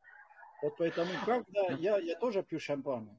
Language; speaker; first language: Russian; non-native, fluent; French